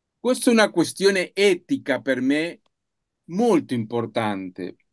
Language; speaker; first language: Italian; non-native, learner; Spanish